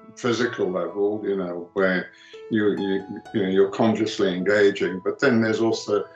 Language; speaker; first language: English; early bilingual, other home language; Greek